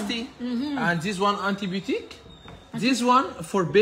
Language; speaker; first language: English; non-native, learner; Turkish